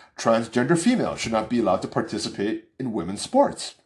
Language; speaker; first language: English; early bilingual, other home language; Chinese